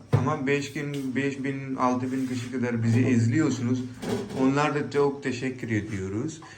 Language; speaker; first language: Turkish; non-native, learner; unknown